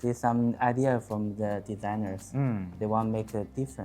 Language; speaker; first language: English; non-native, learner; Chinese